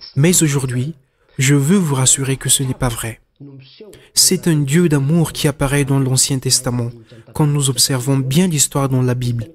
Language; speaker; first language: French; non-native, local second language; Malagasy